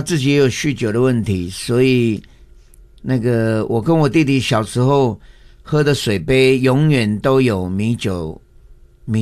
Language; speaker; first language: Chinese; native; Chinese